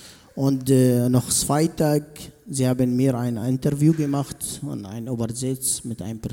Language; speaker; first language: German; non-native, learner; Arabic